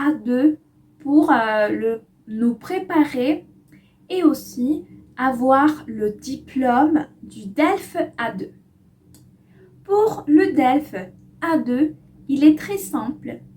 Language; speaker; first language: French; non-native, fluent; Spanish